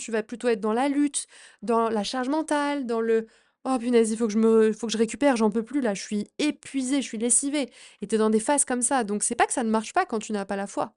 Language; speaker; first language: French; native; French